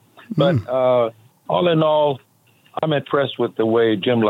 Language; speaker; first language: English; native; English